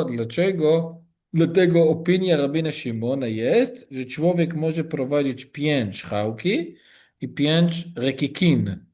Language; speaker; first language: Polish; non-native, learner; Hebrew